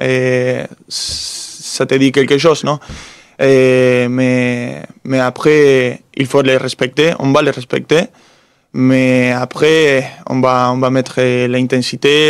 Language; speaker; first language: French; non-native, fluent; Spanish